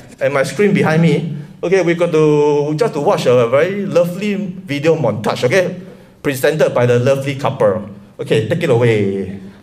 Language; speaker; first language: English; non-native, local second language; Chinese